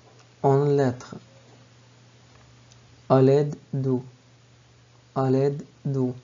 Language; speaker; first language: French; non-native, fluent; Arabic